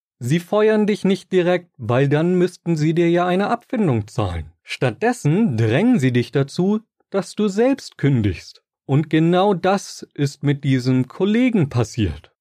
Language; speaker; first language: German; native; German